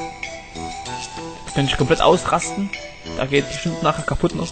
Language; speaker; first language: German; native; German